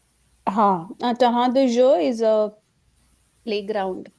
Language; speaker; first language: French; non-native, fluent; Hindi